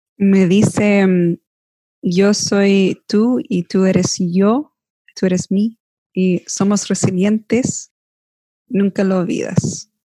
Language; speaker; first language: Spanish; early bilingual, heritage; Spanish